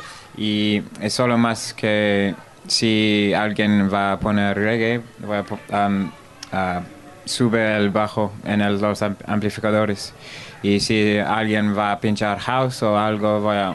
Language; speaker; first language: Spanish; non-native, learner; English